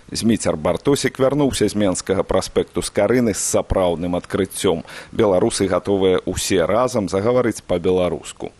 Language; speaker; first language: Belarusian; native; Belarusian